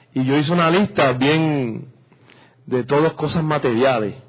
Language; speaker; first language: Spanish; early bilingual, heritage; Spanish